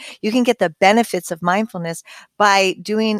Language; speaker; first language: English; native; English